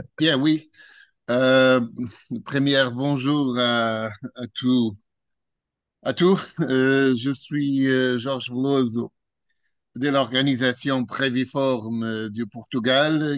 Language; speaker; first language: French; non-native, learner; Portuguese